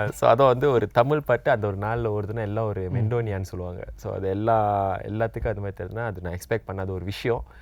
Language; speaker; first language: Tamil; non-native, local second language; Malay